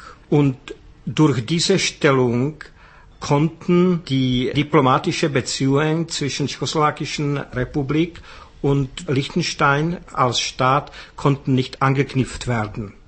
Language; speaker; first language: German; non-native, fluent; Czech